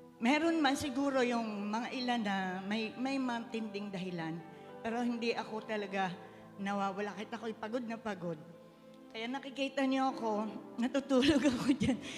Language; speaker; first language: Filipino; native; Filipino